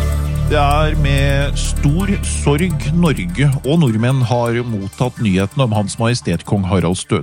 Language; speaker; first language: Norwegian; native; Norwegian